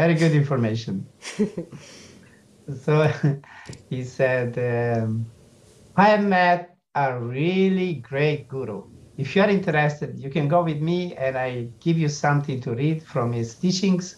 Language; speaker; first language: English; non-native, fluent; Italian